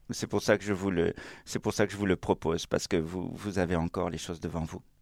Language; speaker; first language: French; non-native, fluent; Spanish